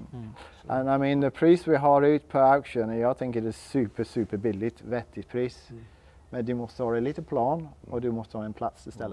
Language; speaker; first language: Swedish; non-native, learner; English